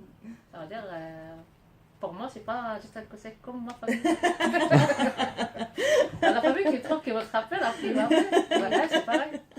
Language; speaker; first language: French; non-native, learner; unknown